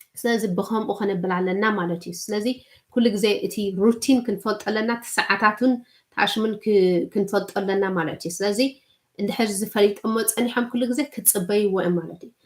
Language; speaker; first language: Tigrinya; early bilingual, heritage; Tigrinya